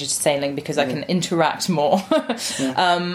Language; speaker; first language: English; native; English